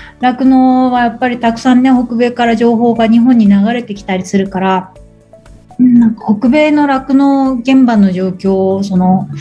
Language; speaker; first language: Japanese; native; Japanese